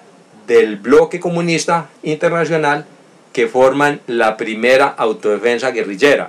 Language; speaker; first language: Spanish; native; Spanish